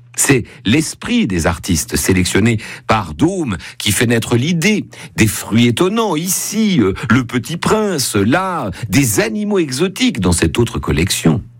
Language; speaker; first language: French; native; French